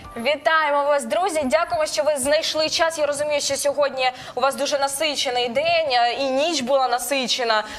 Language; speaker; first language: Ukrainian; native; Ukrainian